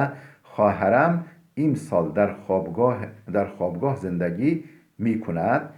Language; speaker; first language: Persian; non-native, fluent; Turkish